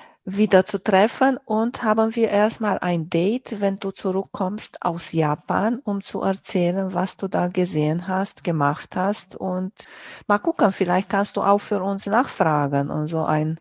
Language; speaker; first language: German; non-native, fluent; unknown